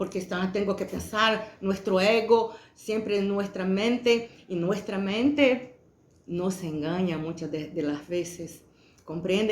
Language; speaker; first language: Spanish; non-native, fluent; Portuguese